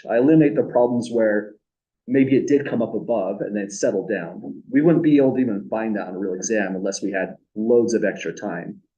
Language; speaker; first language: English; native; English